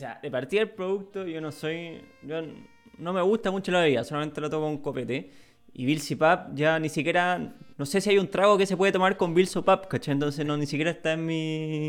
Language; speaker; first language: Spanish; native; Spanish